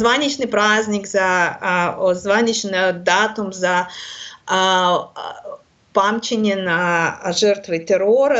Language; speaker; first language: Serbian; non-native, learner; Russian